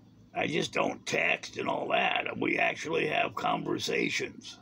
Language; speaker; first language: English; native; English